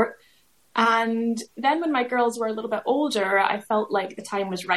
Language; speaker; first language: English; native; English